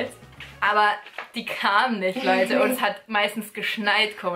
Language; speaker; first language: German; native; German